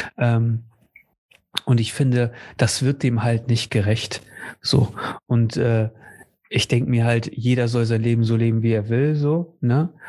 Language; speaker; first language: German; native; German